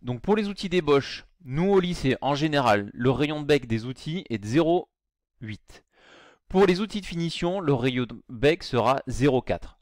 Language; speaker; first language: French; native; French